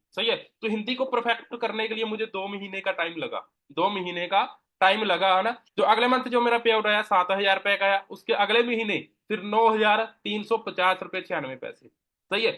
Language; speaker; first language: Hindi; non-native, local second language; Punjabi